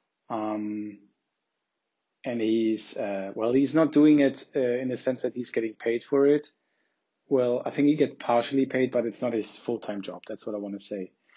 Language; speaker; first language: English; non-native, fluent; German